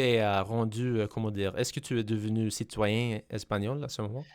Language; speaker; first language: French; non-native, fluent; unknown